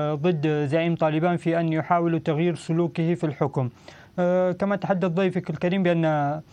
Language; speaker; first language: Arabic; non-native, fluent; Pashto